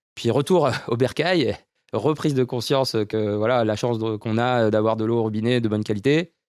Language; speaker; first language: French; early bilingual, other home language; Romanian